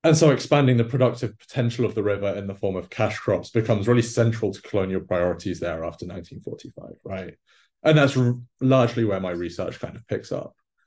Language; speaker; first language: English; native; English